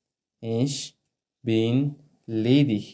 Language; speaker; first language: German; non-native, fluent; Pashto